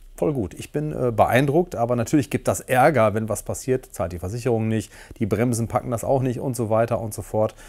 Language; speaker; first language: German; native; German